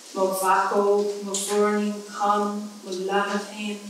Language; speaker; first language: English; native; English